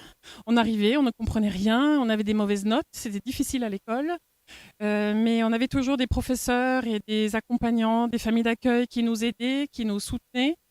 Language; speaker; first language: French; non-native, fluent; Norwegian